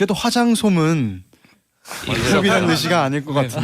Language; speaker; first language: Korean; native; Korean